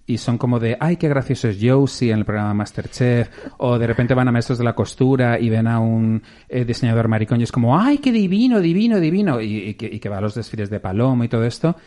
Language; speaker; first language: Spanish; native; Spanish